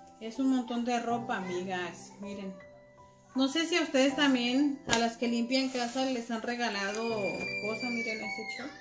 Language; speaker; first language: Spanish; native; Spanish